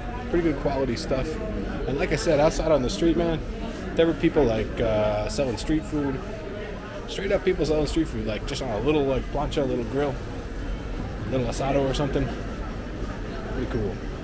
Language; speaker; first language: English; native; English